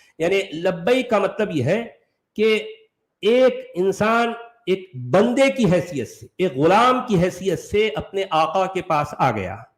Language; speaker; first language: Urdu; native; Urdu